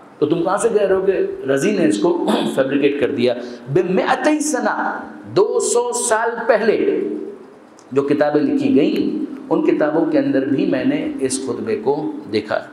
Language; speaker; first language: Urdu; non-native, local second language; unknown